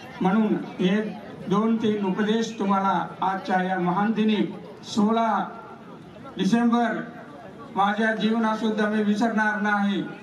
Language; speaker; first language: Marathi; non-native, fluent; Sinhala